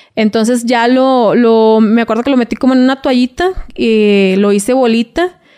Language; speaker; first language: Spanish; native; Spanish